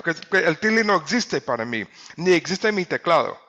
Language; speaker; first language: Spanish; non-native, fluent; English